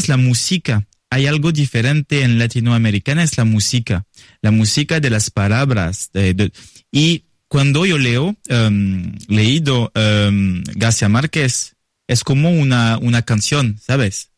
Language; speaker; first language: Spanish; non-native, learner; French